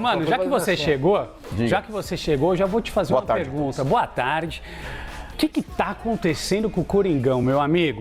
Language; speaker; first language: Portuguese; native; Portuguese